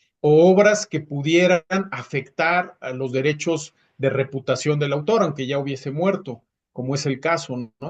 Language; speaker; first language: Spanish; native; Spanish